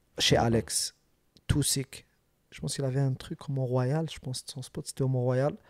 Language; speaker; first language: French; early bilingual, other home language; Arabic